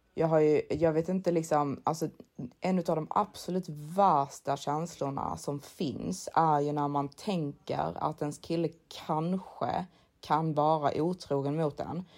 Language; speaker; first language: Swedish; native; Swedish